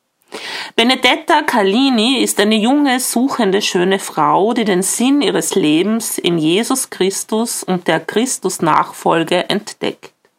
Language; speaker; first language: German; native; German